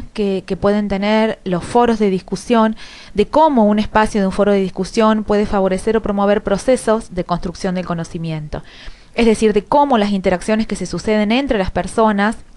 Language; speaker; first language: Spanish; native; Spanish